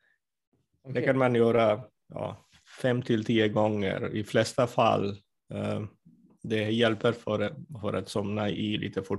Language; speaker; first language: Swedish; non-native, fluent; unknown